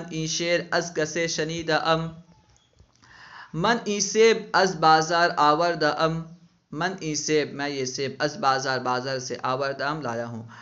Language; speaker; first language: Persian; non-native, fluent; Urdu